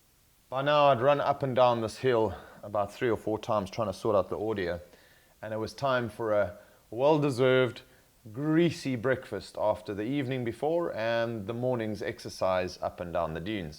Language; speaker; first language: English; native; English